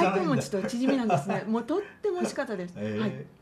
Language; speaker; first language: Japanese; native; Japanese